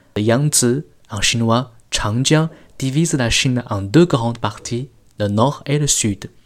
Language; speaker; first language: French; non-native, fluent; Chinese